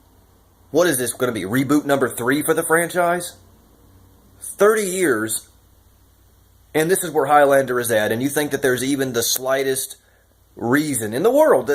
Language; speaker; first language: English; native; English